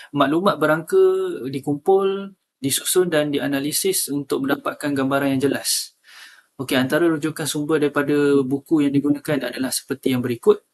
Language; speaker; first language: Malay; native; Malay